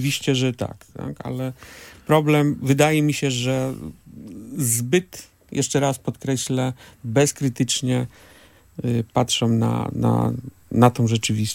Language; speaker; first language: Polish; native; Polish